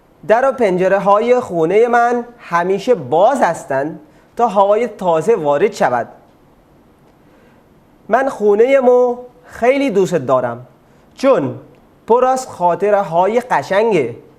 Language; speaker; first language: Persian; non-native, fluent; Urdu